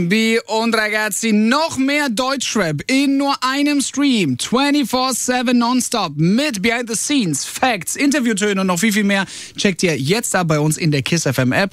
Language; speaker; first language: German; native; German